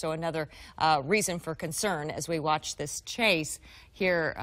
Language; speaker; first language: English; native; English